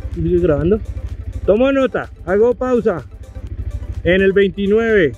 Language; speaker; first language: Spanish; native; Spanish